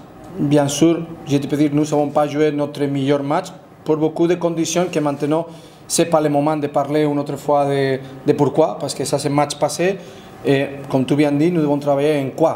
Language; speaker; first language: French; non-native, fluent; Spanish